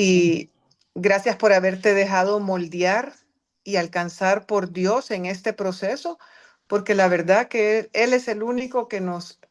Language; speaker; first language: Spanish; native; Spanish